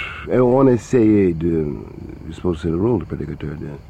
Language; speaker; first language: French; non-native, fluent; English